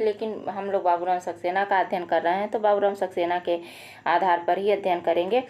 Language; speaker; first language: Hindi; native; Hindi